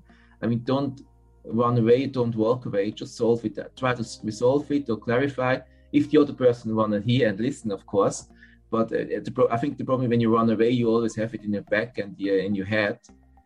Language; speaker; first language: English; non-native, fluent; German